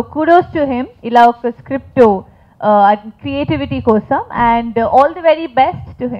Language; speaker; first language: Telugu; non-native, fluent; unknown